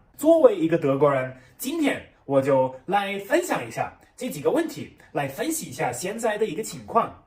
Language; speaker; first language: Chinese; non-native, fluent; German